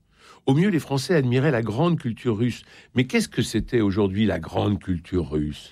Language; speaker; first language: French; native; French